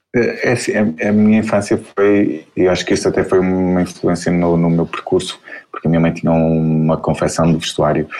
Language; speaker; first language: Portuguese; native; Portuguese